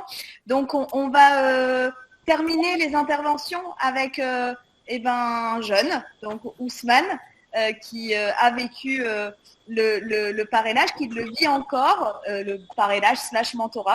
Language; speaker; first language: French; native; French